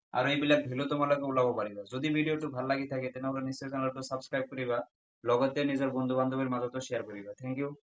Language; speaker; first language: Assamese; non-native, local second language; Bangla